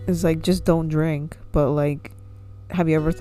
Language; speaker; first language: English; native; English